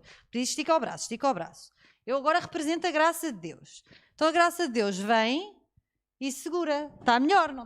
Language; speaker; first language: Portuguese; native; Portuguese